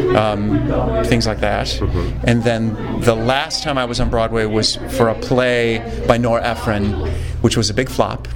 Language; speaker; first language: English; native; English